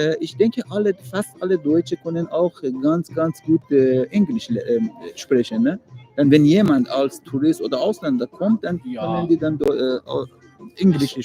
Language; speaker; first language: German; non-native, learner; Persian